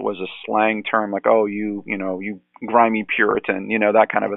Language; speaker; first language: English; native; English